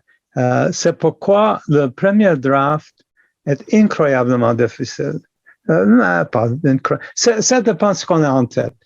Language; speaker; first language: French; non-native, local second language; English